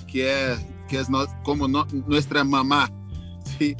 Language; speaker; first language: Spanish; non-native, learner; Portuguese